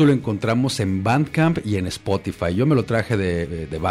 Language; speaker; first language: Spanish; native; Spanish